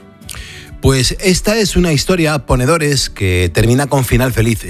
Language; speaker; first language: Spanish; native; Spanish